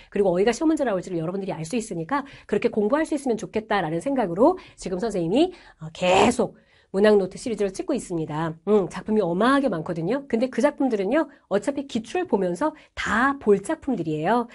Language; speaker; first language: Korean; native; Korean